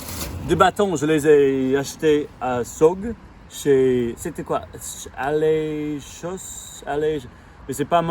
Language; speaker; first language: French; non-native, fluent; English